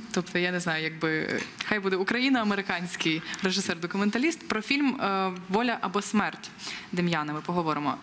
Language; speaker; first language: Ukrainian; native; Ukrainian